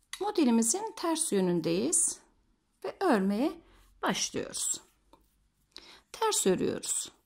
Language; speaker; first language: Turkish; native; Turkish